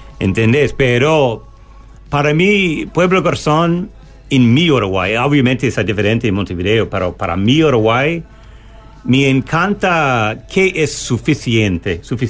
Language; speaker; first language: Spanish; non-native, learner; English